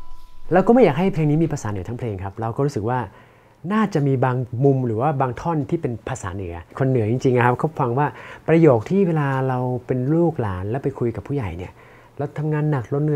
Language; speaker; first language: Thai; native; Thai